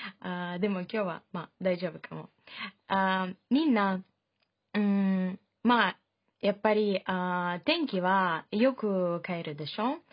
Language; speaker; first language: Japanese; non-native, fluent; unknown